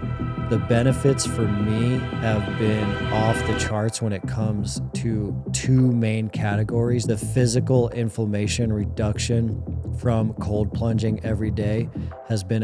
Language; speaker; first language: English; native; English